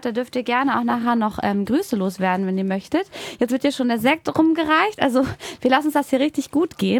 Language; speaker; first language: German; native; German